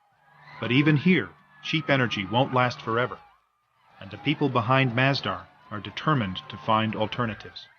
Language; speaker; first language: English; native; English